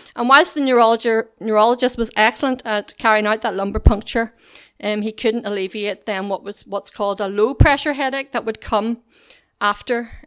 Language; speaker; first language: English; native; English